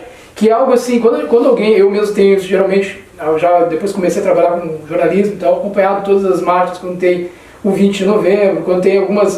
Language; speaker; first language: Portuguese; native; Portuguese